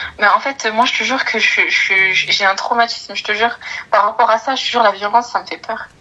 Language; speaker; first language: French; early bilingual, other home language; Arabic